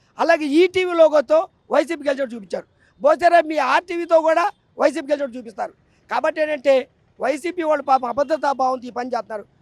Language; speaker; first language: Telugu; native; Telugu